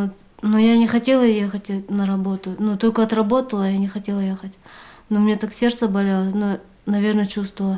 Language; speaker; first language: Russian; native; Russian